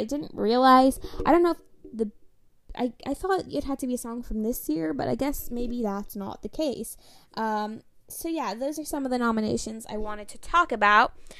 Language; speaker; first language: English; native; English